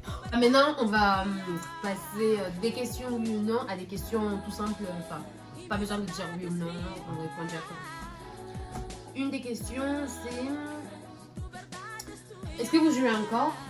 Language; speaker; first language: French; native; French